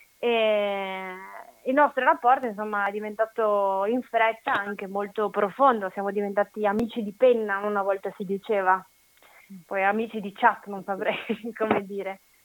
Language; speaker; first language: Italian; native; Italian